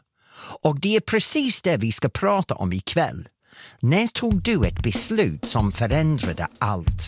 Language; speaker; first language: Swedish; non-native, fluent; English